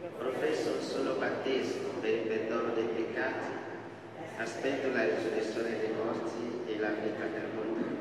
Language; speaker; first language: Italian; non-native, fluent; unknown